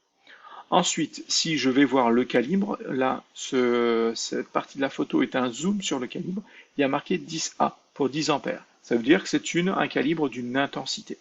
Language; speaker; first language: French; native; French